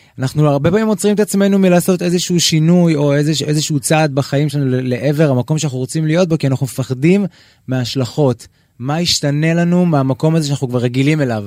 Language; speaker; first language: Hebrew; native; Hebrew